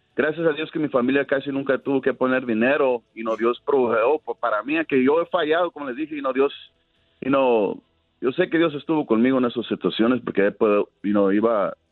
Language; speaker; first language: Spanish; early bilingual, heritage; Spanish